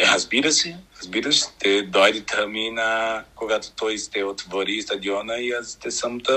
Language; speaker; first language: Bulgarian; non-native, learner; Portuguese